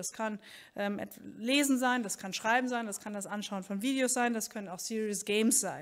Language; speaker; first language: German; native; German